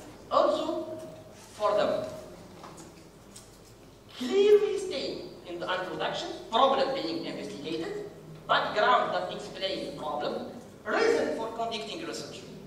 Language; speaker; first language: English; non-native, fluent; Arabic